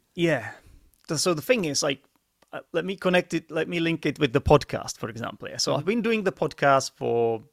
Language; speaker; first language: English; non-native, fluent; Czech